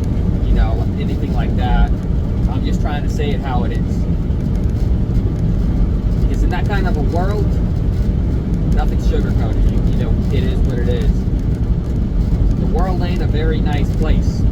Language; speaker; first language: English; native; English